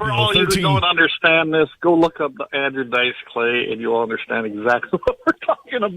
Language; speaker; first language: English; native; English